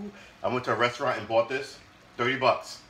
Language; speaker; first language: English; native; English